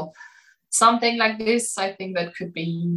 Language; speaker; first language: English; non-native, fluent; German